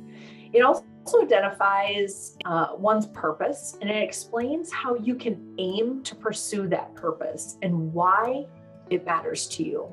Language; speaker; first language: English; native; English